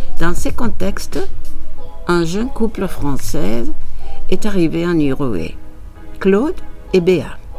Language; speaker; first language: French; non-native, fluent; Spanish